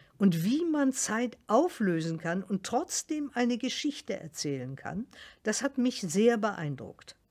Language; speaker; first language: German; native; German